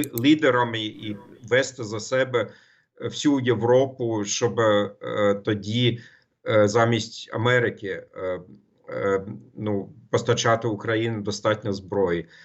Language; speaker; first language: Ukrainian; non-native, fluent; German